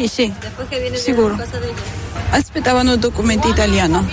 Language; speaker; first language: Italian; non-native, learner; Spanish